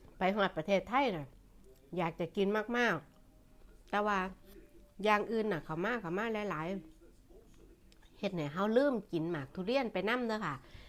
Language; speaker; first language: Thai; native; Thai